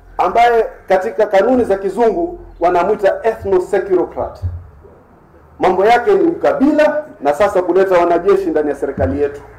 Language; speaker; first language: Swahili; native; Swahili